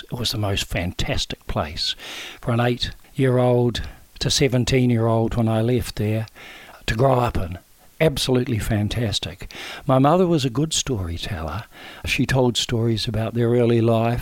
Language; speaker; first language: English; native; English